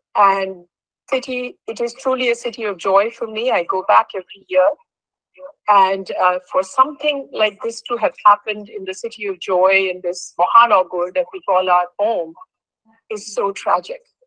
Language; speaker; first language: English; non-native, local second language; Bangla